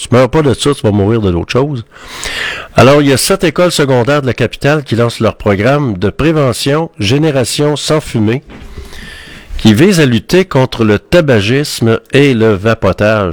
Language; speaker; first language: French; native; French